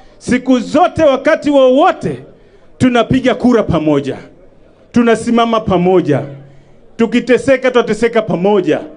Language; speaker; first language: Swahili; native; Swahili